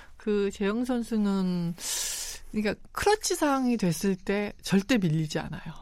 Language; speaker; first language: Korean; native; Korean